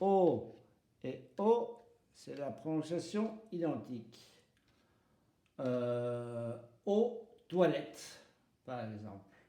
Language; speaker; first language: French; non-native, fluent; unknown